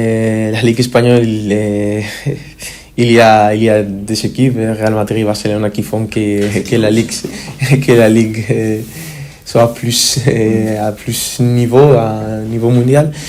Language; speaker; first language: French; non-native, fluent; Spanish